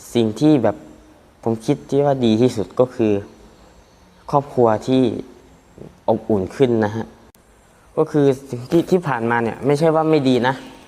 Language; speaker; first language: Thai; native; Thai